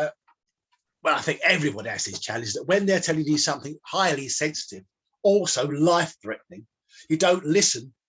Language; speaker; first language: English; native; English